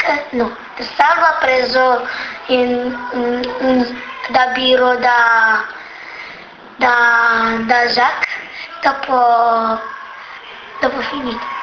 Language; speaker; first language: Italian; non-native, local second language; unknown